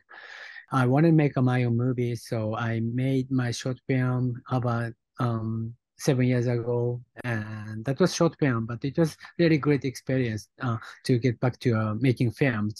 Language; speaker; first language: English; non-native, fluent; Japanese